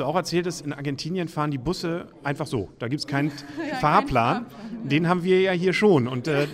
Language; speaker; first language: German; native; German